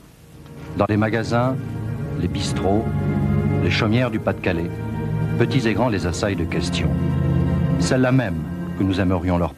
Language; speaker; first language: French; native; French